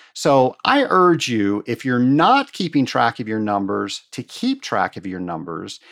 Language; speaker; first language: English; native; English